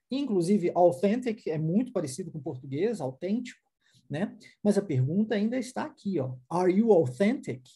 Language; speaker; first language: Portuguese; non-native, fluent; English